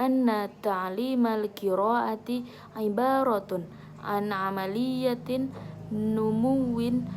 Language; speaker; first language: Arabic; non-native, learner; Indonesian